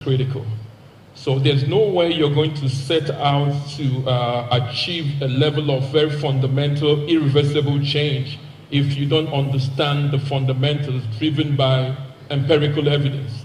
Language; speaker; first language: English; non-native, local second language; Igbo